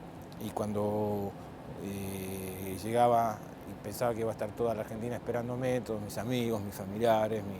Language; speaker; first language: Spanish; native; Spanish